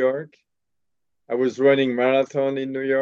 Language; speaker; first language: English; non-native, fluent; French